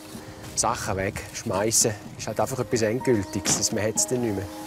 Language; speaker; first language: German; native; German